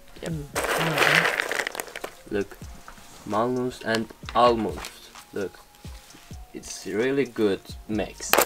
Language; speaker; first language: English; non-native, learner; Turkish